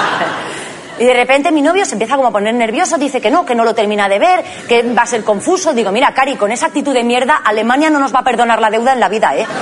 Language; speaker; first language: Spanish; native; Spanish